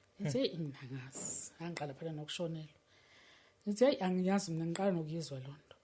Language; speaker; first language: Zulu; native; Zulu